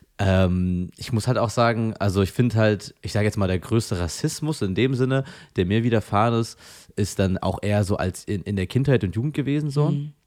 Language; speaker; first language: German; early bilingual, other home language; Filipino